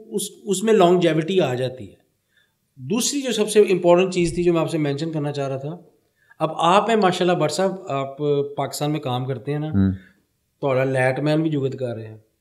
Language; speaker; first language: Urdu; early bilingual, heritage; Punjabi